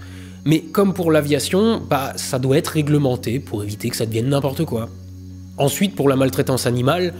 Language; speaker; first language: French; native; French